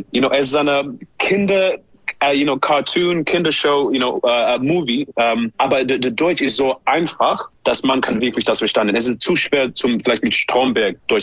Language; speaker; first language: German; non-native, learner; English